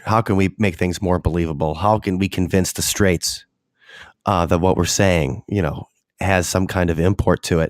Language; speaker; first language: English; native; English